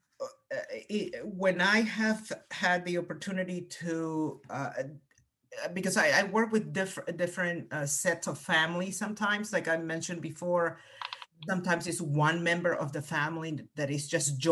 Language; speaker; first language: English; non-native, fluent; Spanish